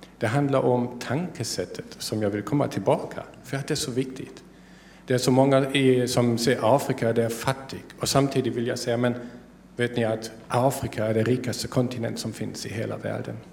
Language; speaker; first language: Swedish; non-native, fluent; German